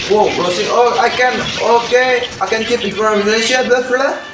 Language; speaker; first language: English; non-native, learner; Indonesian